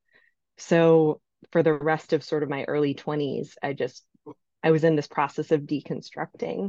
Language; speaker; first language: English; native; English